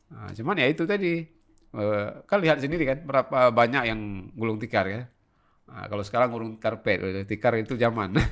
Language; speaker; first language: Indonesian; non-native, local second language; Achinese